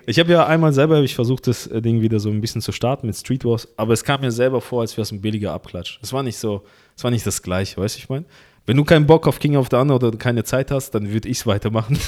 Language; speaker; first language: German; early bilingual, other home language; Russian